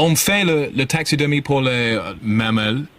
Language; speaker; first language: French; non-native, learner; English